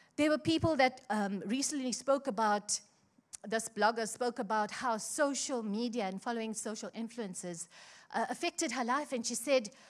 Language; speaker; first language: English; native; English